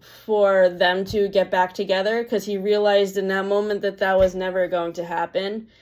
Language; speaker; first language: English; native; English